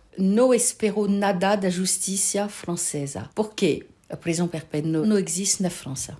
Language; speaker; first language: Portuguese; early bilingual, heritage; Portuguese